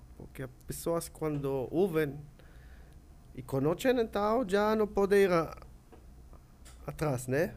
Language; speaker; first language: Portuguese; non-native, learner; Hebrew